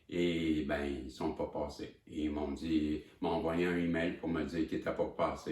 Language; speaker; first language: French; native; French